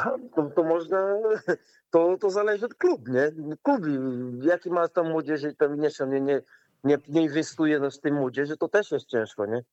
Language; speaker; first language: Polish; non-native, learner; Portuguese